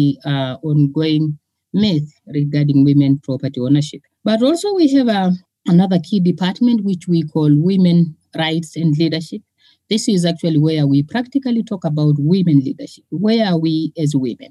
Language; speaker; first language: English; non-native, local second language; Masai